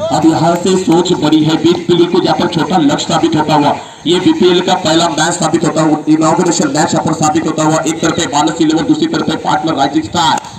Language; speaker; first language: Hindi; non-native, local second language; Marathi